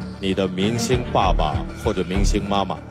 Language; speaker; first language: Chinese; native; Chinese